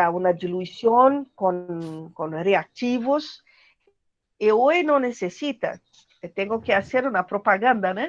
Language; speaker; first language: Spanish; non-native, learner; Portuguese